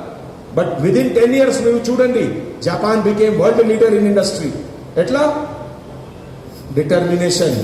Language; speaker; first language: Telugu; non-native, fluent; Hindi